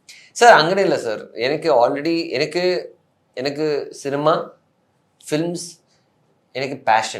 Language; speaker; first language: Malayalam; non-native, learner; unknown